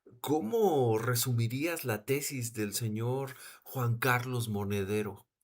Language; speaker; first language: Spanish; native; Spanish